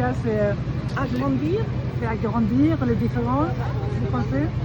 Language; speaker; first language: French; non-native, learner; Swedish